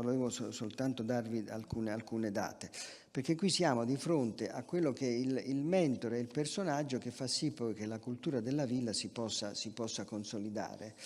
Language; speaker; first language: Italian; native; Italian